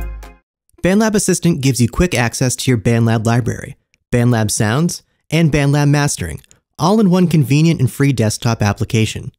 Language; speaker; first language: English; native; English